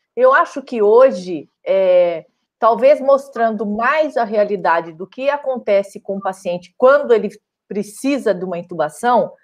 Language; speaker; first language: Portuguese; native; Portuguese